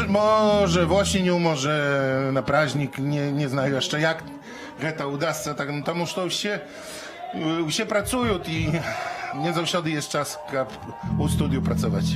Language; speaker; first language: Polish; non-native, learner; Belarusian